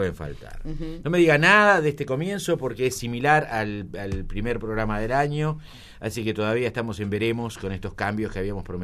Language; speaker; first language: Spanish; native; Spanish